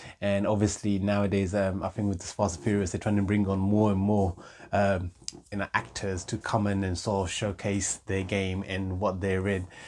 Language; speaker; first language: English; native; English